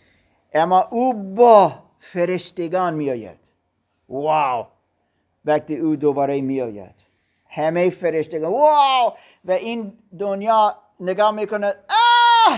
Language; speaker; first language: Persian; non-native, learner; German